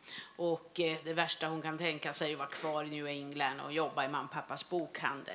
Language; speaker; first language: Swedish; native; Swedish